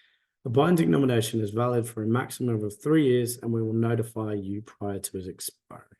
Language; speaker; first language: English; native; English